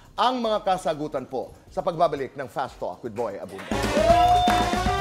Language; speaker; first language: Filipino; non-native, local second language; Cebuano